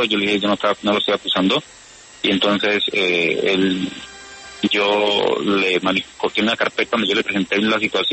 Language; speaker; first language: Spanish; native; Spanish